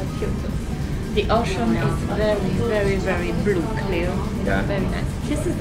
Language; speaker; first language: English; non-native, learner; French